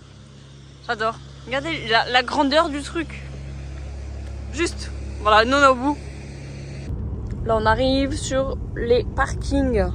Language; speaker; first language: French; native; French